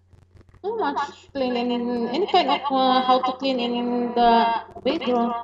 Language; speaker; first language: English; non-native, learner; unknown